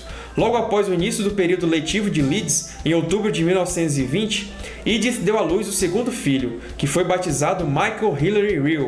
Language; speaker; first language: Portuguese; native; Portuguese